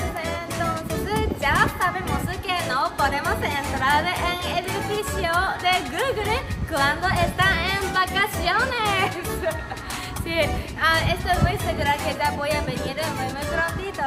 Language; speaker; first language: Spanish; non-native, learner; Japanese